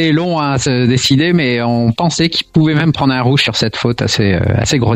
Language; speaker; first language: French; native; French